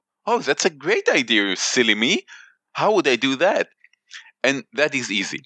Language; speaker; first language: English; non-native, fluent; Hebrew